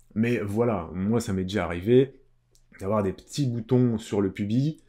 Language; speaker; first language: French; native; French